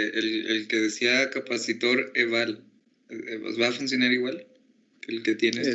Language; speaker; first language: Spanish; native; Spanish